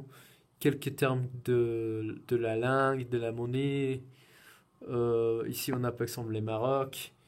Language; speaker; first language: French; non-native, fluent; Spanish